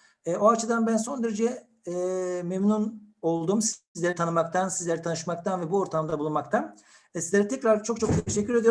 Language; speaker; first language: Turkish; native; Turkish